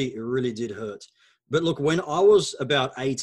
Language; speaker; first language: English; non-native, local second language; Arabic